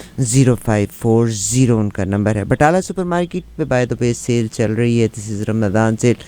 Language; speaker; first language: Urdu; native; Urdu